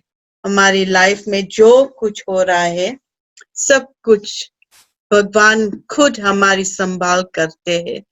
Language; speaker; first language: Hindi; early bilingual, heritage; Hindi